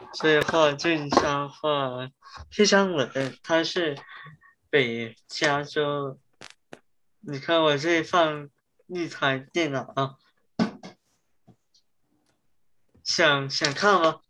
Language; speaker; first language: Chinese; early bilingual, heritage; Chinese